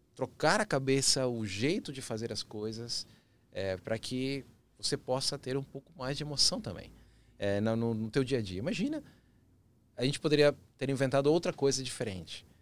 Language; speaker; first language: Portuguese; early bilingual, other home language; Spanish